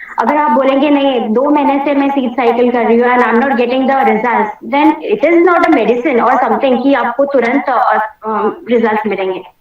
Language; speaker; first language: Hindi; non-native, local second language; Marathi